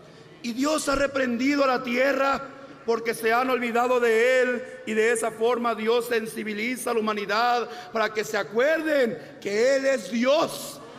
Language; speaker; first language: Spanish; native; Spanish